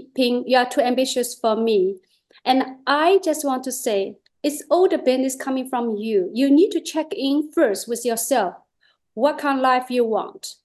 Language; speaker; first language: English; non-native, learner; Chinese